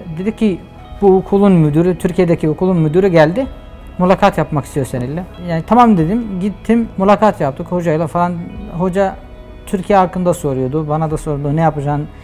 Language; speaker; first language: Turkish; non-native, fluent; Arabic